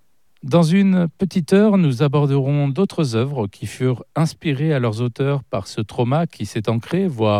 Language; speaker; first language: French; native; French